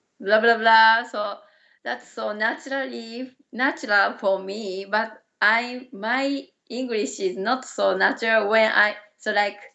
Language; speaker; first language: English; non-native, learner; Japanese